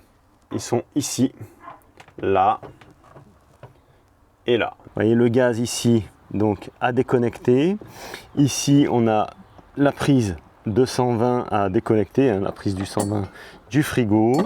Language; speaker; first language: French; native; French